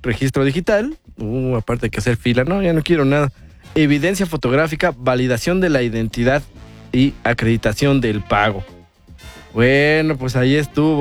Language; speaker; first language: Spanish; native; Spanish